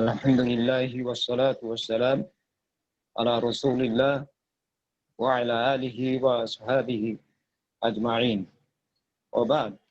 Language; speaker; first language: Arabic; non-native, fluent; Bangla